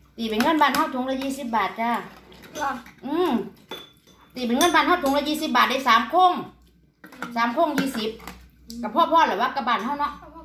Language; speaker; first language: Thai; native; Thai